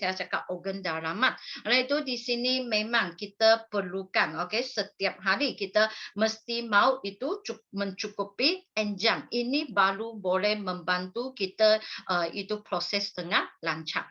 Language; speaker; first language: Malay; non-native, local second language; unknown